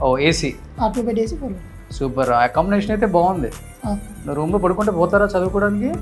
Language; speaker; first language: Telugu; native; Telugu